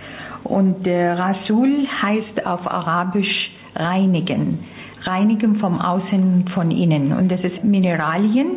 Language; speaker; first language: German; non-native, fluent; Arabic